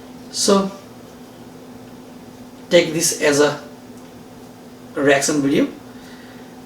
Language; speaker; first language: Hindi; non-native, learner; Nepali